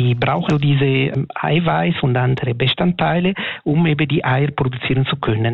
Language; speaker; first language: German; non-native, fluent; Italian